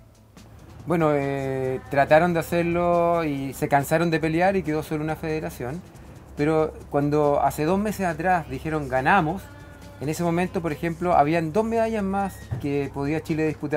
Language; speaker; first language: Spanish; native; Spanish